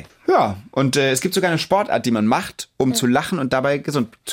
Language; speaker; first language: German; native; German